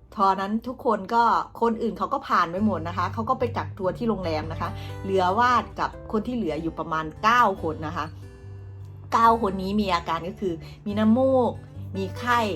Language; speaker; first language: Thai; native; Thai